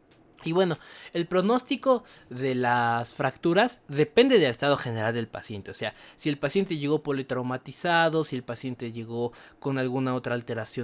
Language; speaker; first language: Spanish; native; Spanish